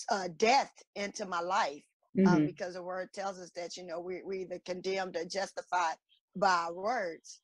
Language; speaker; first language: English; native; English